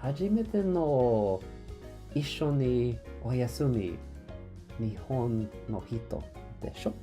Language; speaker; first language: Japanese; non-native, learner; English